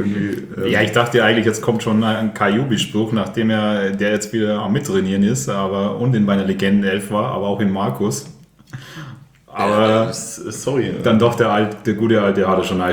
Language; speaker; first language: German; native; German